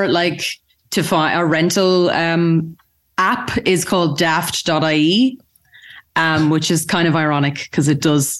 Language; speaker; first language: English; native; English